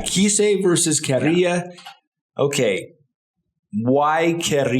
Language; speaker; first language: Spanish; non-native, fluent; English